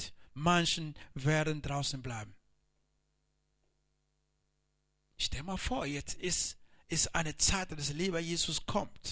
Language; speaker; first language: German; non-native, learner; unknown